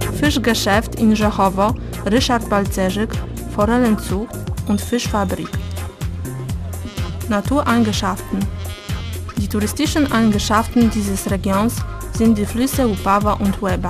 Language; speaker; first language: German; non-native, fluent; Polish